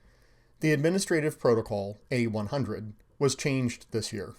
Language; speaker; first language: English; native; English